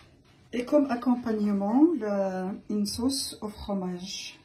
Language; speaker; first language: French; non-native, fluent; Arabic